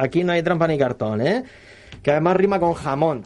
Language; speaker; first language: Spanish; native; Spanish